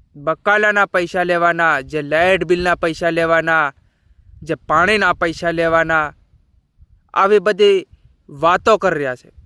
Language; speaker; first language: Gujarati; non-native, local second language; Bhili